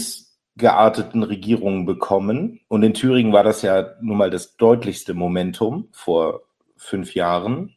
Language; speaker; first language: German; native; German